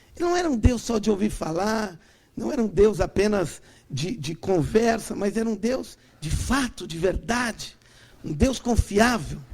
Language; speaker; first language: Portuguese; native; Portuguese